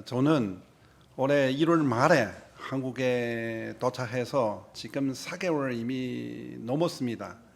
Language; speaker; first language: Korean; non-native, fluent; Chinese